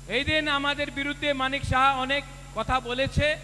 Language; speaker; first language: Bangla; non-native, local second language; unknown